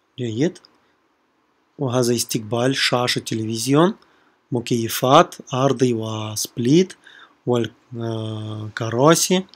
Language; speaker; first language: Arabic; non-native, fluent; Russian